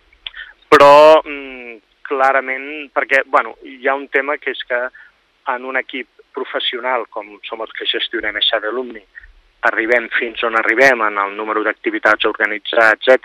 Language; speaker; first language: Catalan; native; Catalan